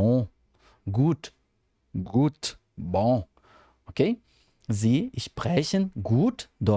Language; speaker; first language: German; non-native, fluent; Portuguese